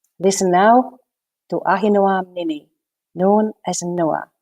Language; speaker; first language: English; non-native, fluent; Hungarian